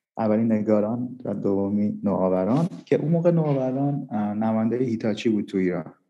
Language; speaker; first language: Persian; non-native, local second language; Armenian